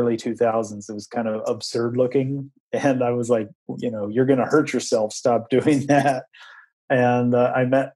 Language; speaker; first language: English; native; English